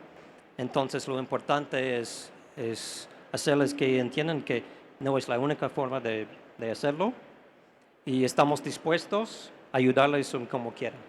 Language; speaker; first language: Spanish; non-native, fluent; English